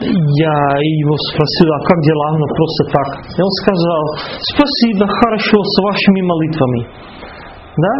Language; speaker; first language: Russian; non-native, fluent; Dutch